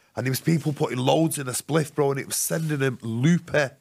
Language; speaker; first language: English; native; English